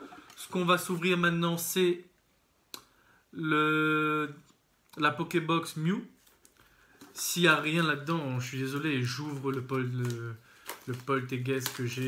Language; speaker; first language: French; native; French